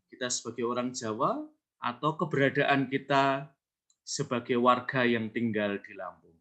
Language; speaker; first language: Indonesian; native; Indonesian